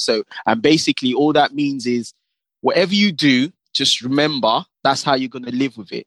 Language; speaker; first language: English; non-native, local second language; Yoruba